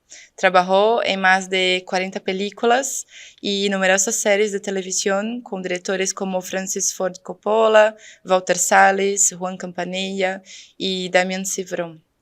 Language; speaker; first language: Spanish; non-native, fluent; Portuguese